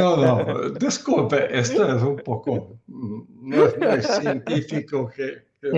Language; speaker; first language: Spanish; non-native, learner; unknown